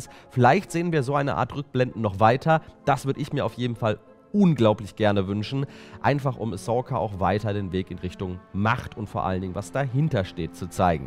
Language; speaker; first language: German; native; German